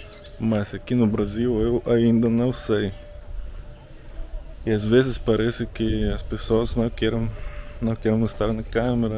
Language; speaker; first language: Portuguese; non-native, learner; Russian